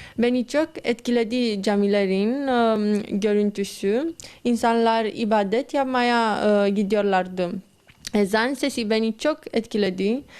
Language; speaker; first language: Turkish; non-native, learner; Romanian